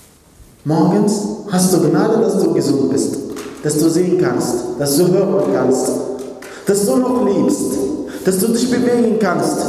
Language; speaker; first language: German; non-native, fluent; Arabic